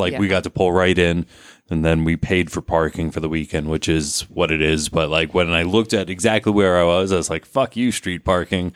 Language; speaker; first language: English; native; English